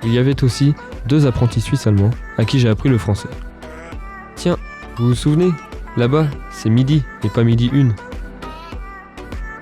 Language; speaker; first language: French; native; French